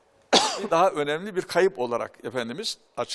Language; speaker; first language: Turkish; native; Turkish